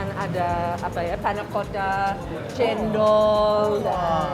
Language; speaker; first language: Indonesian; non-native, fluent; English